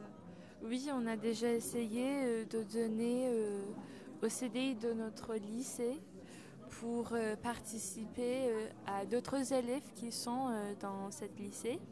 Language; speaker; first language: French; non-native, learner; Persian